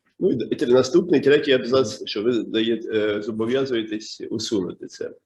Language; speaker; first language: Ukrainian; native; Ukrainian